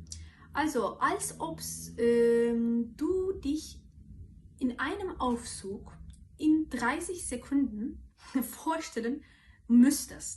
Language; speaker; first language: German; non-native, fluent; Turkish